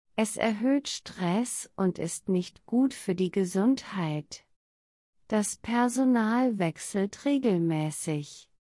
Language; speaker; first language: German; non-native, learner; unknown